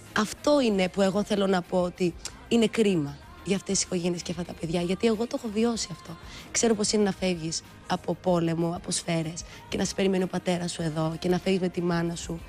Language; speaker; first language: Greek; early bilingual, other home language; Albanian